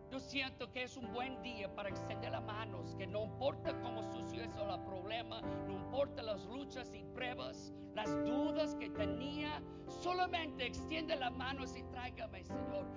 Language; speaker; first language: Spanish; non-native, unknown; English